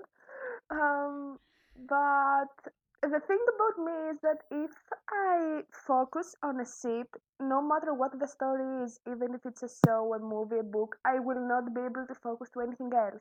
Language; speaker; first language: English; non-native, fluent; Greek